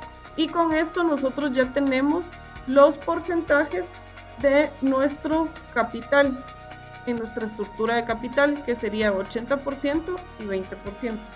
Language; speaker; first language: Spanish; native; Spanish